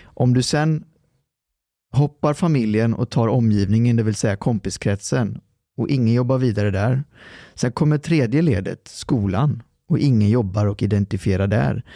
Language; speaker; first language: Swedish; early bilingual, other home language; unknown